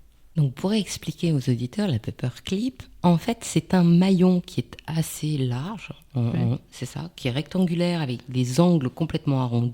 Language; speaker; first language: French; native; French